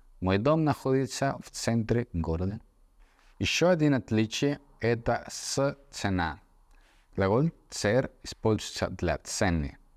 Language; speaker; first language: Russian; non-native, fluent; Spanish